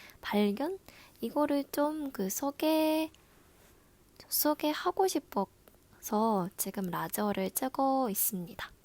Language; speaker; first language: Korean; non-native, learner; Japanese